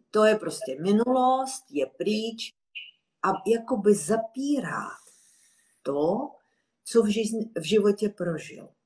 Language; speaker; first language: Czech; non-native, fluent; Russian